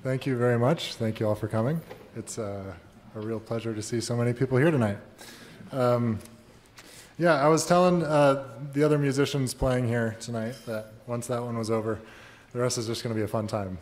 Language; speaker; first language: English; native; English